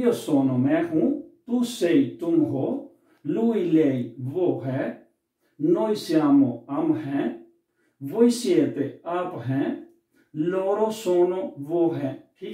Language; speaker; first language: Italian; non-native, fluent; Urdu